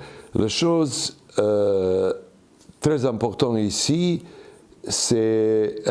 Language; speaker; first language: French; non-native, learner; Serbian